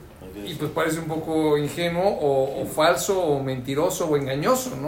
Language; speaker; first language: Spanish; native; Spanish